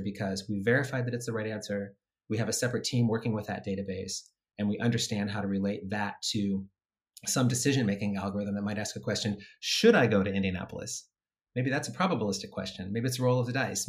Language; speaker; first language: English; native; English